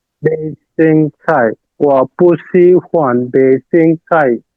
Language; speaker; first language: Chinese; non-native, learner; Bangla